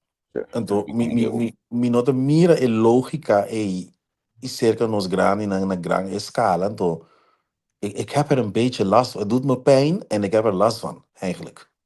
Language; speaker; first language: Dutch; non-native, local second language; Papiamento